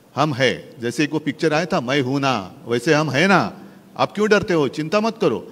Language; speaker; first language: Hindi; non-native, local second language; Marathi